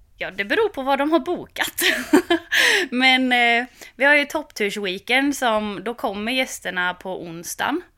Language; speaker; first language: Swedish; native; Swedish